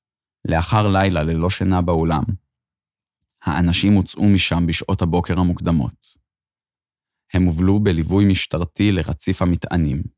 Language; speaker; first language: Hebrew; native; Hebrew